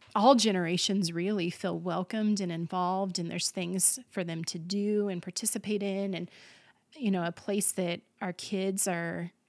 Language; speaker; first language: English; native; English